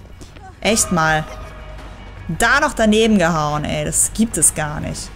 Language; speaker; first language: German; native; German